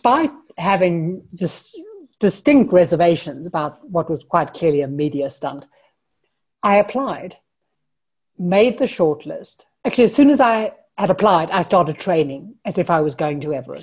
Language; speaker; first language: English; native; English